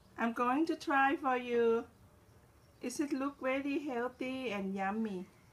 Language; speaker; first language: English; non-native, learner; Thai